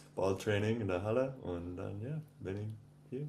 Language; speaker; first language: German; non-native, learner; English